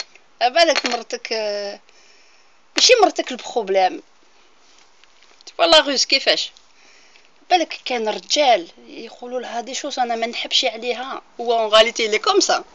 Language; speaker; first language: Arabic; native; Arabic